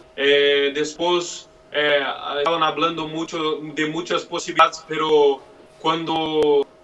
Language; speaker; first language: Spanish; non-native, learner; Portuguese